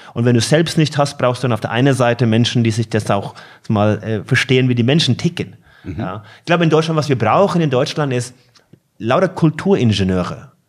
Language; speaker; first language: German; non-native, fluent; Norwegian